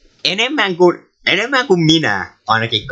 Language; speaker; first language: Finnish; native; Finnish